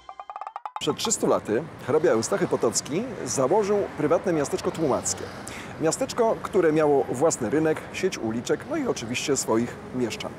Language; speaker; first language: Polish; native; Polish